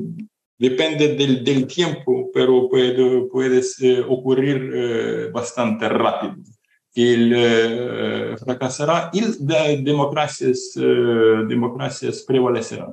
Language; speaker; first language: Spanish; non-native, fluent; Ukrainian